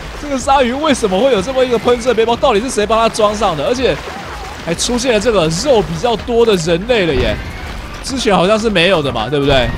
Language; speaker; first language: Chinese; native; Chinese